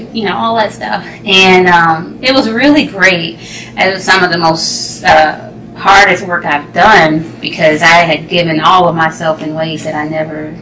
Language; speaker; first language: English; native; English